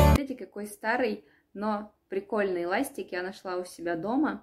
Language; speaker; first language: Russian; native; Russian